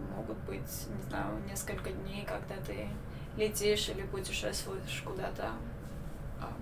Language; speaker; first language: Russian; non-native, local second language; Armenian